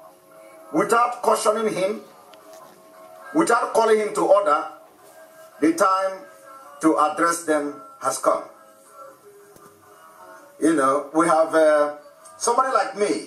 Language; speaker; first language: English; non-native, local second language; Igbo